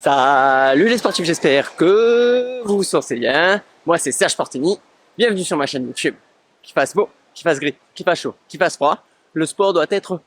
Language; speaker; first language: French; native; French